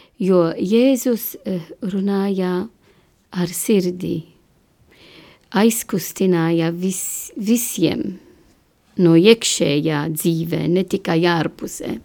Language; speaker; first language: Latvian; non-native, learner; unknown